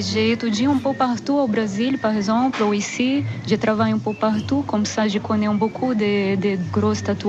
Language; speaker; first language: French; non-native, learner; Portuguese